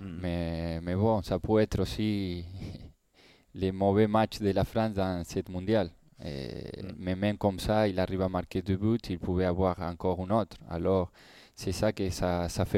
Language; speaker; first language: French; non-native, learner; Spanish